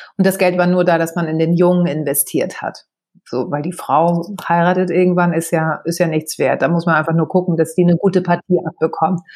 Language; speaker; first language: German; early bilingual, other home language; Greek